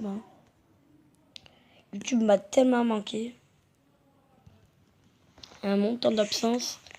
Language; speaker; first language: French; native; French